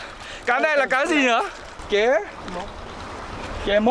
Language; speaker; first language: Vietnamese; non-native, fluent; Korean